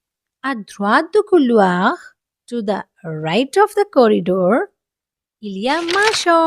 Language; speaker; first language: French; non-native, fluent; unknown